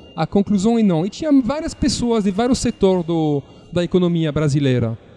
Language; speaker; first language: Portuguese; non-native, fluent; French